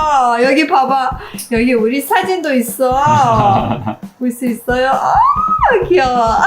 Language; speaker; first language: Korean; non-native, learner; Persian